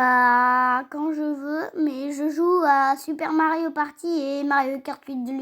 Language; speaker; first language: French; native; French